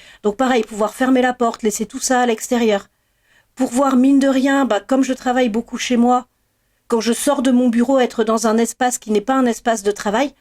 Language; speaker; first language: French; native; French